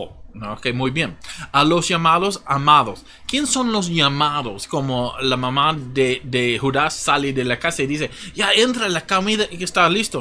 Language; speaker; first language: Spanish; non-native, fluent; English